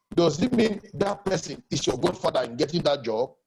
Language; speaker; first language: English; non-native, local second language; Yoruba